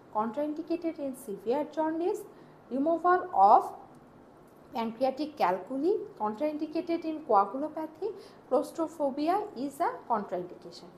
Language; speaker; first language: English; non-native, local second language; Bangla